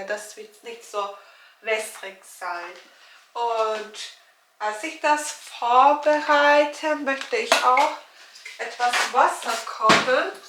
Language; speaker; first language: German; non-native, learner; Turkish